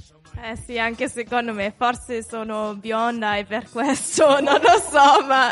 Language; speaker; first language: Italian; non-native, fluent; German